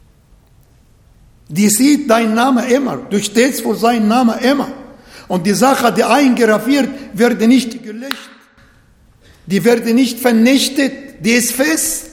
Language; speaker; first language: German; non-native, fluent; Arabic